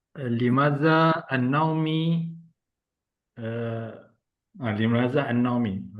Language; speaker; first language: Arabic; non-native, learner; Malay